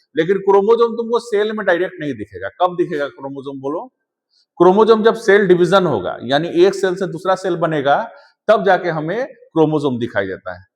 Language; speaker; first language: Hindi; native; Hindi